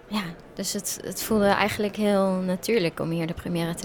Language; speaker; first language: Dutch; native; Dutch